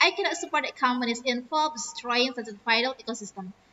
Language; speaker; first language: English; non-native, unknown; Indonesian